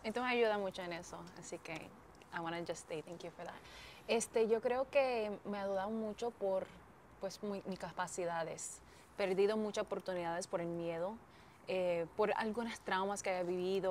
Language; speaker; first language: Spanish; non-native, fluent; English